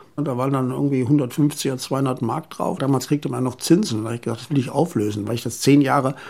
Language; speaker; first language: German; native; German